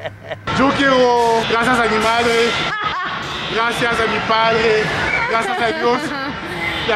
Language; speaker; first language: Spanish; non-native, learner; English